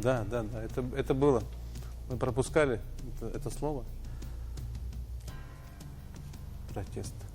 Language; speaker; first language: Russian; non-native, local second language; Tatar